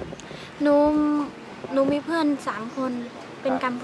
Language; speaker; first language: Thai; non-native, learner; Khmer